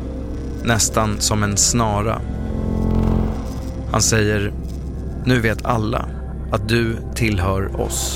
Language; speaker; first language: Swedish; native; Swedish